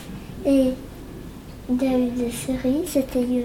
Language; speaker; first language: French; non-native, learner; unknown